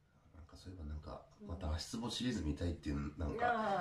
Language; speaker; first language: Japanese; native; Japanese